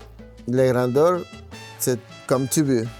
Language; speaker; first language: French; non-native, fluent; Spanish